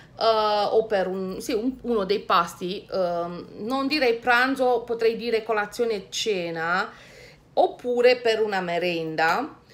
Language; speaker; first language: Italian; non-native, fluent; Romanian